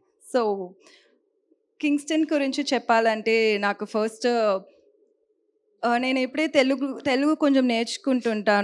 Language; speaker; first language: Telugu; non-native, learner; Tamil